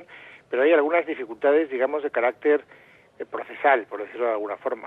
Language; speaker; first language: Spanish; native; Spanish